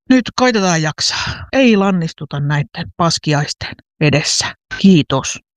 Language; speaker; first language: Finnish; native; Finnish